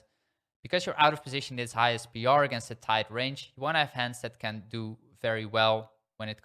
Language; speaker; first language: English; non-native, fluent; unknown